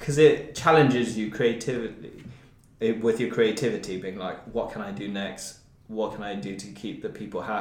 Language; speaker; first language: English; native; English